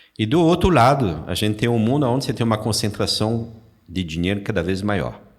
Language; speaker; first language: Portuguese; non-native, fluent; French